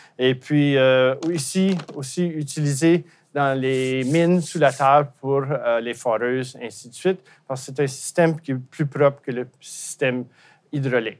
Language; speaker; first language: French; native; French